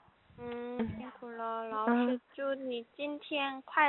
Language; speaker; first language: Chinese; non-native, learner; Korean